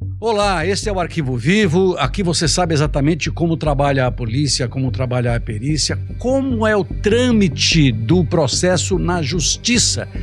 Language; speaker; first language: Portuguese; early bilingual, other home language; Italian